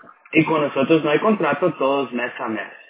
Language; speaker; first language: Spanish; early bilingual, other home language; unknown